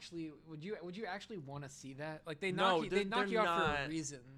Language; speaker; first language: English; native; English